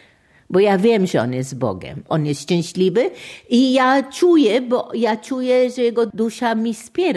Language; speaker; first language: Polish; non-native, fluent; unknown